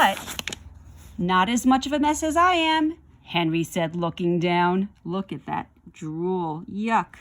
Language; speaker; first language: English; native; English